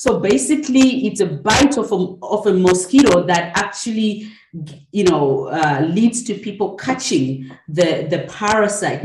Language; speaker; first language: English; non-native, local second language; Shona